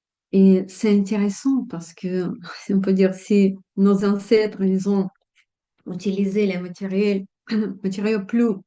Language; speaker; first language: French; non-native, fluent; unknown